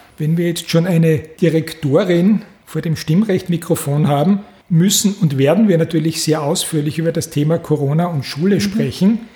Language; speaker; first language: German; native; German